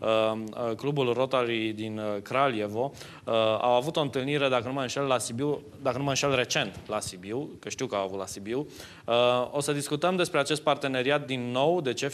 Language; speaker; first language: Romanian; native; Romanian